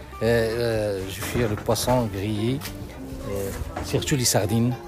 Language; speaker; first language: French; non-native, learner; Arabic